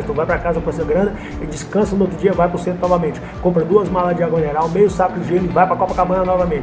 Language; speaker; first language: Portuguese; native; Portuguese